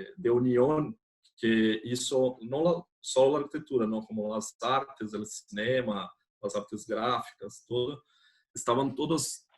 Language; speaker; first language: Spanish; non-native, fluent; Portuguese